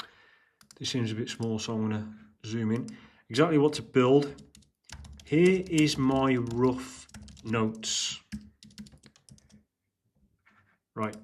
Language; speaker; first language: English; native; English